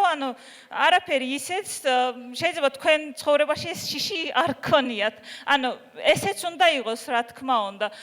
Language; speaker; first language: Georgian; non-native, local second language; Azerbaijani